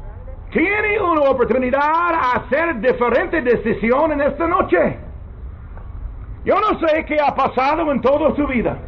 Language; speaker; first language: Spanish; non-native, learner; English